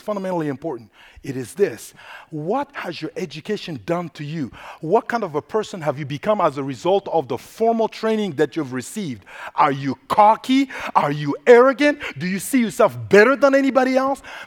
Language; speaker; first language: English; non-native, fluent; Sango